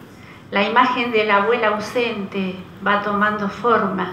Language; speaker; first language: Spanish; native; Spanish